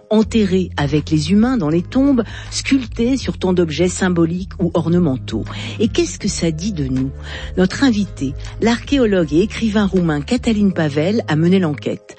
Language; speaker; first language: French; native; French